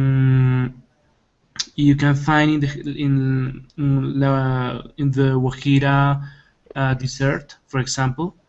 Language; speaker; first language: English; non-native, learner; Spanish